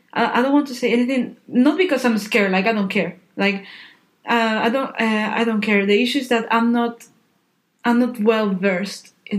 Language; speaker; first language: English; non-native, fluent; Spanish